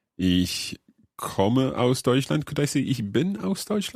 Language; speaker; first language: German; non-native, learner; English